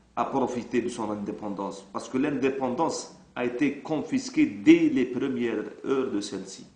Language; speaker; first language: French; non-native, local second language; Arabic